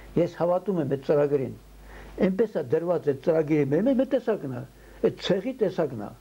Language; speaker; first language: Armenian; early bilingual, heritage; Armenian